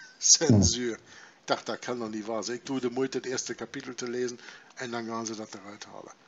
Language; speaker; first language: Dutch; non-native, fluent; German